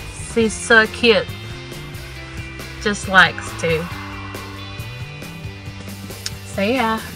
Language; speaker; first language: English; non-native, local second language; Indonesian